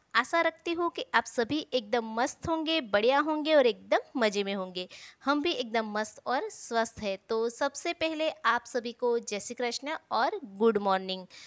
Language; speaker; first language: Hindi; non-native, local second language; Gujarati